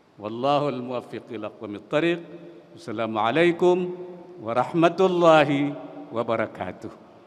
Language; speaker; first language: Arabic; non-native, fluent; Indonesian